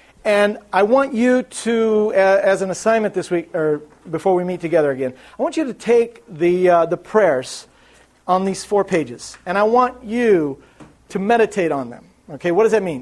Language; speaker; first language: English; native; English